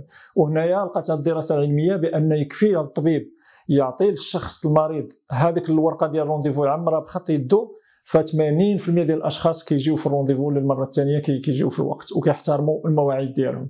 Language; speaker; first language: Arabic; native; Arabic